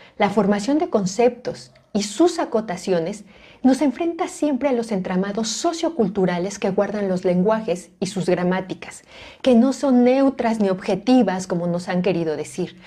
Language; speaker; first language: Spanish; native; Spanish